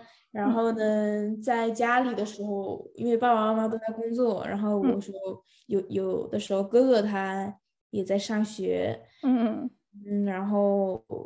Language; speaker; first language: Chinese; early bilingual, other home language; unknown